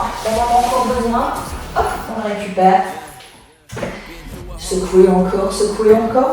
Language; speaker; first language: French; native; French